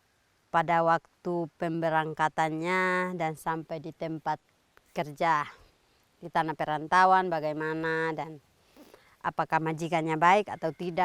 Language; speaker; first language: Indonesian; non-native, local second language; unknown